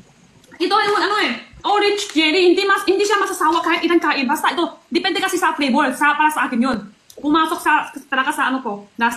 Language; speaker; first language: Filipino; non-native, learner; Chinese